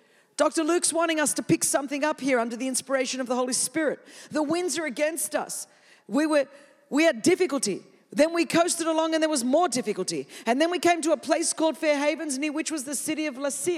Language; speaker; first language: English; non-native, fluent; Greek